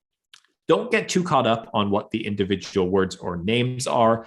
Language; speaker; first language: English; native; English